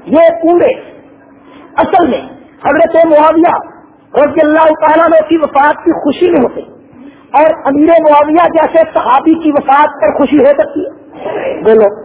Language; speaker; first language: Urdu; non-native, local second language; Punjabi